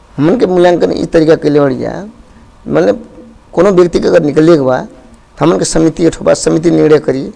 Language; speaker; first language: Bhojpuri; non-native, local second language; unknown